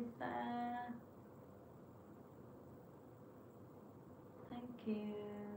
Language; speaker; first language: English; non-native, learner; Vietnamese